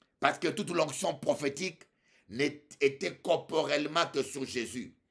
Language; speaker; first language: French; non-native, local second language; Lingala